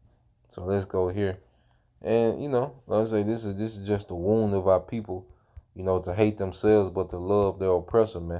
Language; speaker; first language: English; native; English